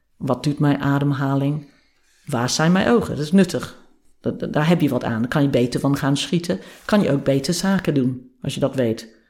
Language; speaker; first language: Dutch; non-native, fluent; English